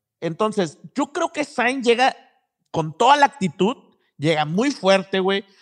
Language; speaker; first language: Spanish; native; Spanish